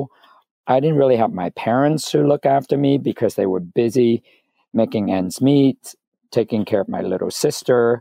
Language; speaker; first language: English; non-native, fluent; Vietnamese